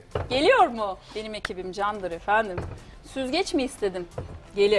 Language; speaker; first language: Turkish; native; Turkish